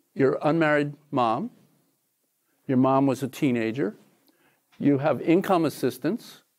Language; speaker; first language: English; native; English